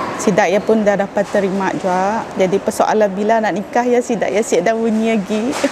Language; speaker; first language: Malay; non-native, local second language; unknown